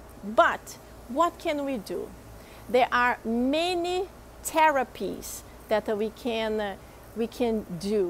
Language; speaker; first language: English; non-native, fluent; Portuguese